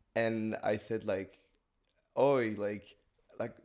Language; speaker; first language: English; non-native, fluent; French